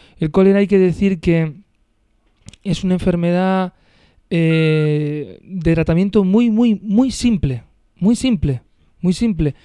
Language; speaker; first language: Spanish; native; Spanish